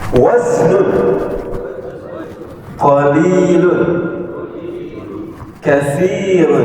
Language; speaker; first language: Arabic; non-native, fluent; Indonesian